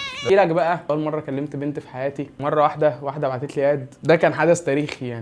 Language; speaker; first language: Arabic; native; Arabic